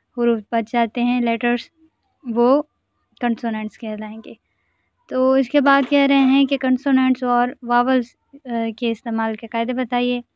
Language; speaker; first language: Urdu; non-native, local second language; Sindhi